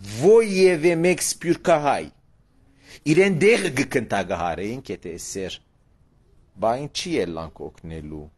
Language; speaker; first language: Armenian; early bilingual, heritage; Armenian